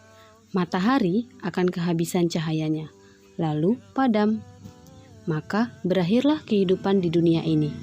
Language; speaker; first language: Indonesian; native; Indonesian